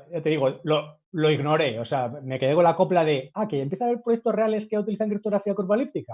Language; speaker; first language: Spanish; native; Spanish